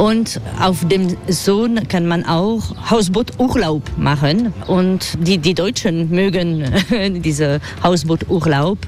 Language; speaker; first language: German; non-native, fluent; French